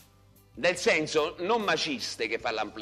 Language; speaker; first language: Italian; native; Italian